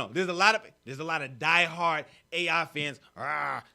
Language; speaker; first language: English; native; English